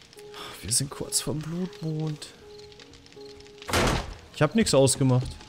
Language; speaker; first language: German; native; German